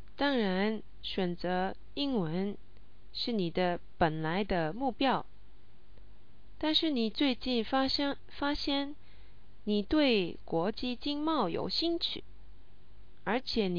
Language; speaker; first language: Chinese; non-native, learner; English